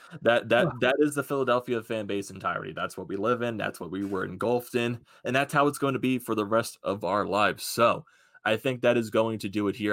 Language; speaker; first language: English; native; English